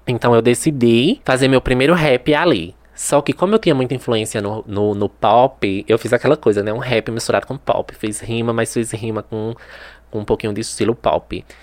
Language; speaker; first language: Portuguese; native; Portuguese